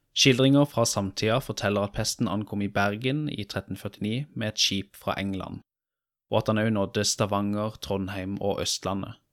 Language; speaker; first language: Norwegian; native; Norwegian